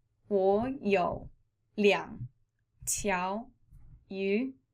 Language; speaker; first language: Chinese; non-native, fluent; English